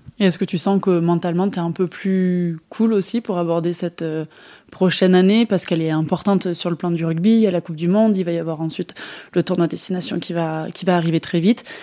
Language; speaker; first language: French; native; French